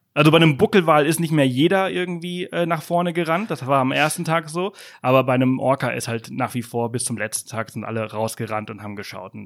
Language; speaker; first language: German; native; German